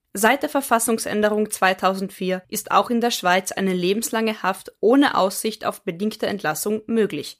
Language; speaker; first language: German; native; German